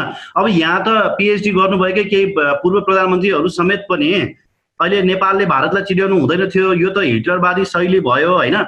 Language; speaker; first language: Nepali; native; Nepali